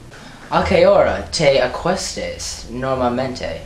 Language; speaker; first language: Spanish; non-native, learner; English